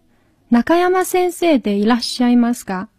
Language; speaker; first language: Japanese; non-native, fluent; Chinese